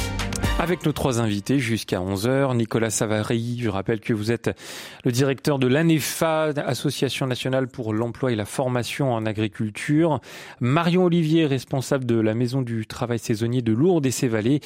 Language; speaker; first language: French; native; French